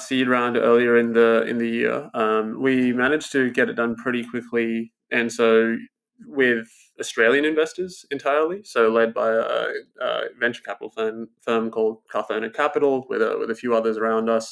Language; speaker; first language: English; native; English